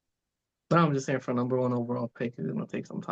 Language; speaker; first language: English; native; English